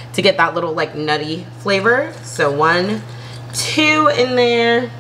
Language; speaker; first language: English; native; English